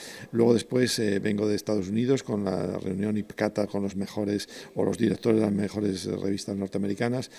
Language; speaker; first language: Spanish; native; Spanish